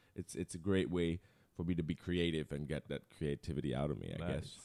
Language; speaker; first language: English; non-native, fluent; Dutch